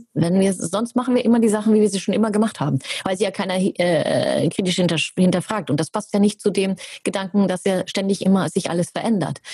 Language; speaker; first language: German; native; German